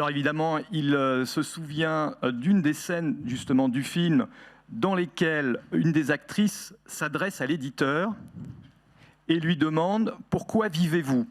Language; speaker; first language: French; native; French